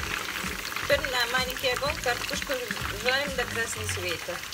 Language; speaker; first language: Russian; non-native, learner; Tajik